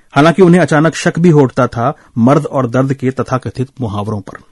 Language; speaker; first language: Hindi; native; Hindi